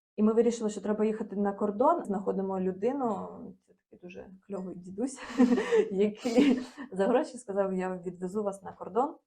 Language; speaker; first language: Ukrainian; native; Ukrainian